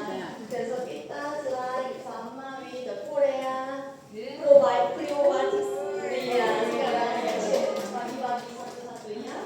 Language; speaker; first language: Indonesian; non-native, learner; Korean